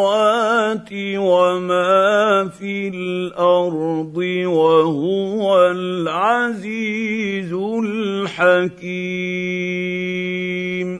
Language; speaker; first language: Arabic; native; Arabic